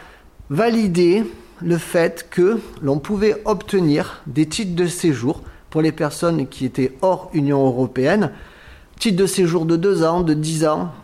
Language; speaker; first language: French; native; French